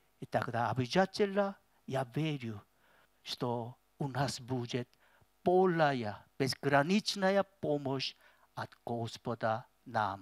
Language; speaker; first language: Russian; non-native, learner; Korean